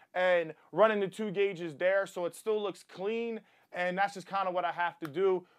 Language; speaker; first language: English; native; English